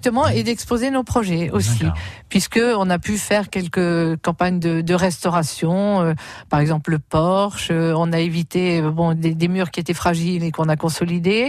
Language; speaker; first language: French; native; French